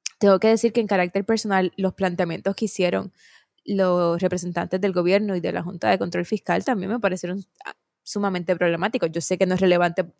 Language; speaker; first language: Spanish; native; Spanish